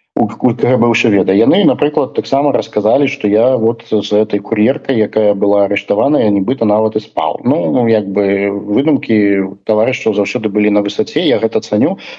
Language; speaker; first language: Belarusian; non-native, local second language; Russian